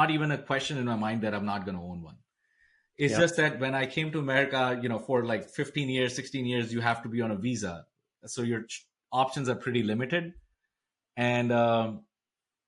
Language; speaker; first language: English; non-native, local second language; Hindi